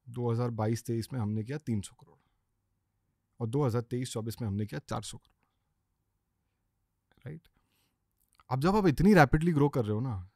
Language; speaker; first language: Hindi; native; Hindi